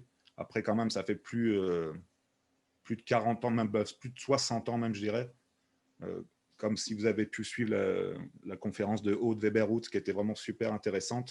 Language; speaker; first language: French; native; French